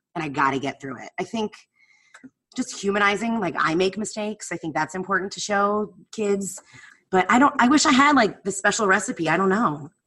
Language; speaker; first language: English; native; English